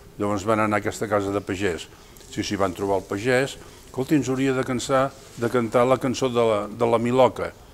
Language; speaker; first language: Catalan; native; Catalan